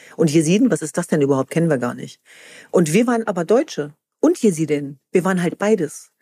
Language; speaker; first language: German; early bilingual, other home language; Kurdish